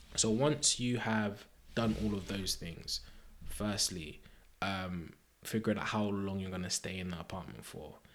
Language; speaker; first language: English; native; English